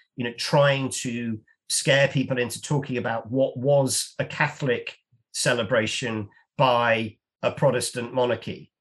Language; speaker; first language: English; native; English